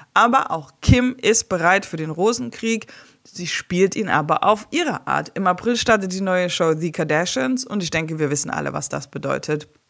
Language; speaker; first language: German; native; German